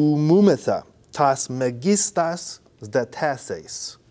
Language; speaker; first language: Greek; non-native, fluent; English